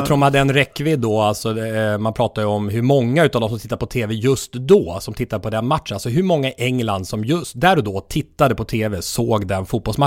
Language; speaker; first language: Swedish; native; Swedish